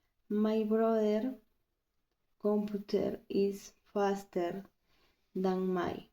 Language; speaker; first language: English; non-native, learner; Spanish